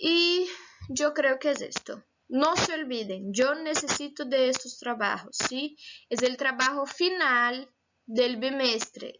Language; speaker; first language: Spanish; non-native, fluent; Portuguese